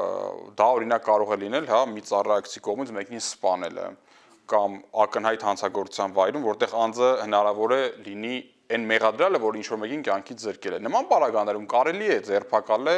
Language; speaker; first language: Armenian; native; Armenian